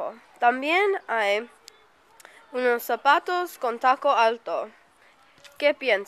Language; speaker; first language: Spanish; non-native, learner; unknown